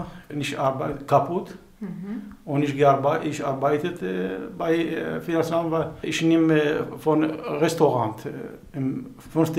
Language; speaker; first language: German; non-native, learner; Kurdish